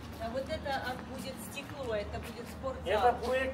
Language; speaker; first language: Russian; native; Russian